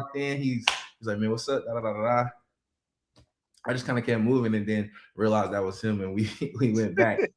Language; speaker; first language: English; native; English